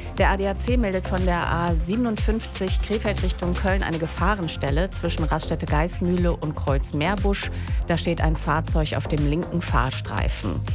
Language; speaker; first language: German; native; German